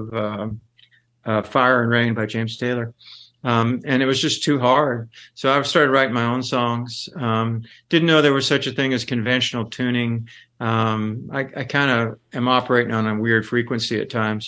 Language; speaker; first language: English; native; English